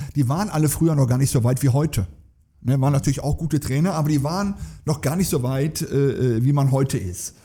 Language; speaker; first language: German; native; German